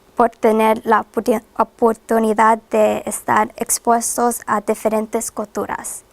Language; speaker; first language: Spanish; non-native, fluent; English